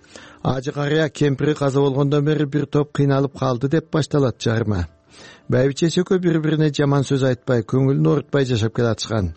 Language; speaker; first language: Kyrgyz; native; Kyrgyz